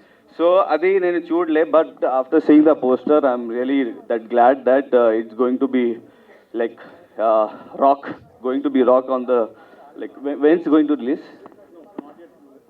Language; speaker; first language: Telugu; non-native, learner; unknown